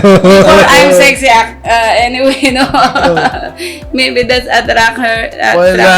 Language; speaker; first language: English; non-native, local second language; Filipino